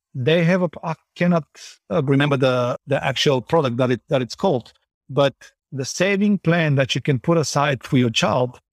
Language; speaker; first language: English; non-native, fluent; Bulgarian